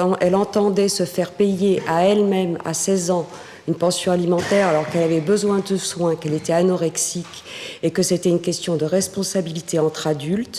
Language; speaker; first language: French; native; French